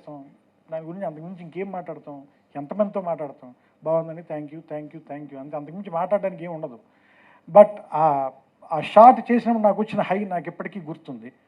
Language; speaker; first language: Telugu; native; Telugu